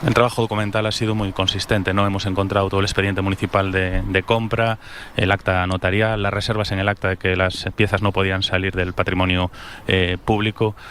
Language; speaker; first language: Spanish; non-native, local second language; Galician